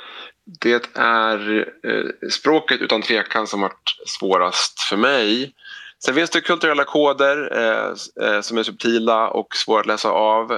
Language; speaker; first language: Swedish; native; Swedish